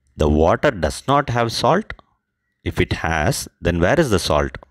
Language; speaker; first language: English; non-native, local second language; Tamil